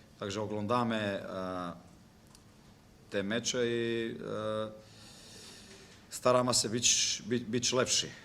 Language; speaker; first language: Polish; non-native, learner; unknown